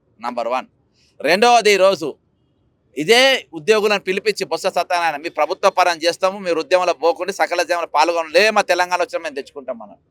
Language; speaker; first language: Telugu; native; Telugu